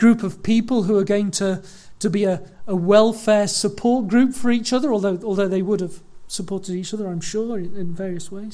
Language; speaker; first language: English; native; English